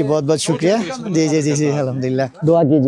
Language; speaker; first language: Hindi; non-native, fluent; Bangla